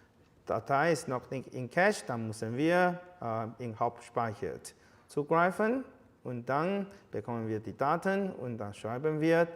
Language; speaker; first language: German; non-native, fluent; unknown